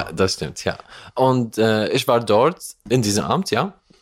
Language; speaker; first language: German; non-native, learner; Arabic